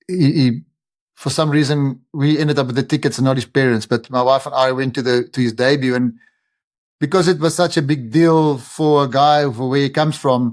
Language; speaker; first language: English; non-native, local second language; Afrikaans